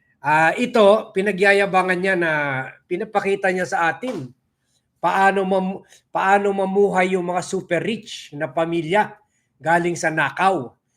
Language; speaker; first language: Filipino; non-native, local second language; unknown